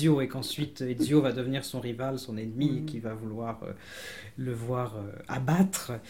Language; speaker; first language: French; native; French